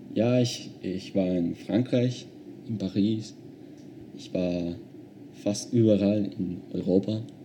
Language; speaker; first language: German; non-native, fluent; Spanish